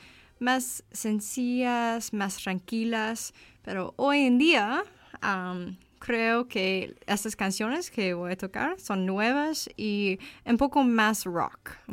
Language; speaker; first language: Spanish; non-native, learner; English